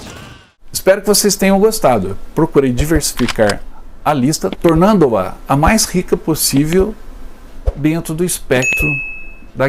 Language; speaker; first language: Portuguese; native; Portuguese